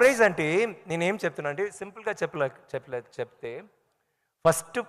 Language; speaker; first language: Telugu; non-native, learner; Tamil